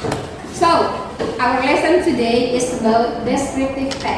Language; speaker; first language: English; non-native, learner; Indonesian